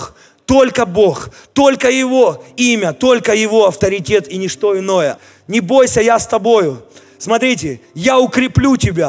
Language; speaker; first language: Russian; native; Russian